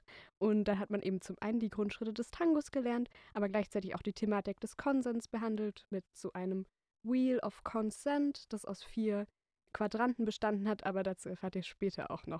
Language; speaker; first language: German; native; German